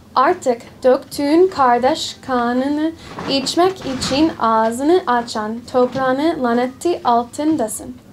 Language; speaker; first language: Turkish; non-native, learner; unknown